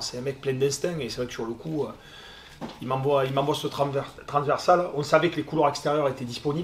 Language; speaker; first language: French; native; French